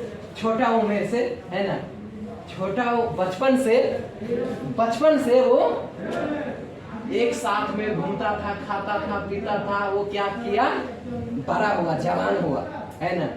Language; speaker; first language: Hindi; non-native, local second language; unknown